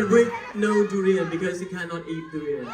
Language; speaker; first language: English; non-native, learner; Thai